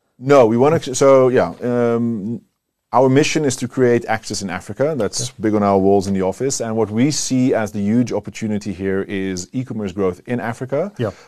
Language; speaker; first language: English; non-native, fluent; Dutch